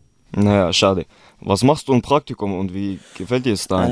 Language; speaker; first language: German; early bilingual, other home language; Kurdish